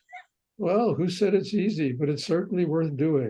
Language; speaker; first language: English; native; English